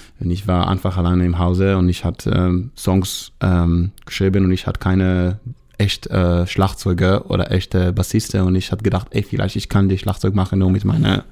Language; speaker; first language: German; non-native, fluent; Hebrew